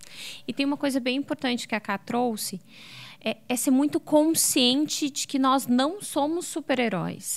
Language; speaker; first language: Portuguese; native; Portuguese